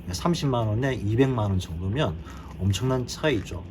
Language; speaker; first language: Korean; native; Korean